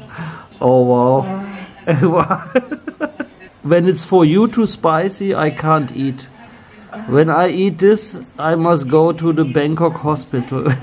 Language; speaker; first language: English; non-native, learner; German